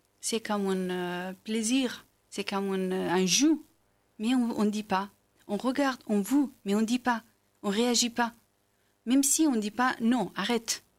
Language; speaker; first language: French; non-native, learner; Persian